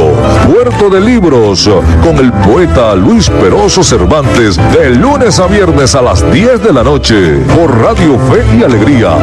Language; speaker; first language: Spanish; native; Spanish